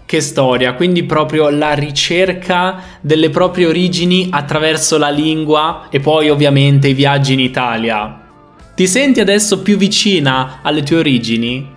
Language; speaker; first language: Italian; native; Italian